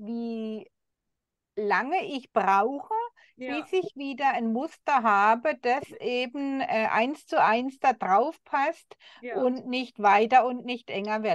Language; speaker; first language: German; native; German